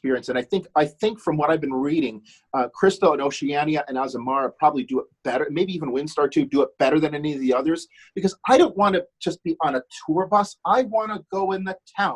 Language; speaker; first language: English; non-native, fluent; German